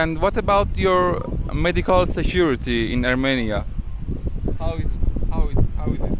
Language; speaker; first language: English; non-native, learner; Chinese